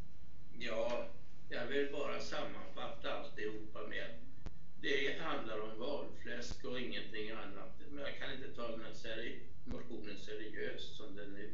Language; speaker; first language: Swedish; native; Swedish